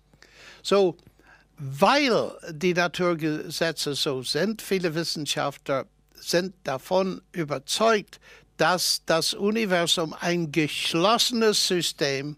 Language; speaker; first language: German; non-native, fluent; English